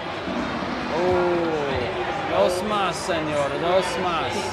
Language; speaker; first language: Spanish; non-native, learner; English